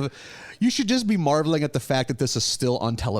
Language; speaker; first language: English; native; English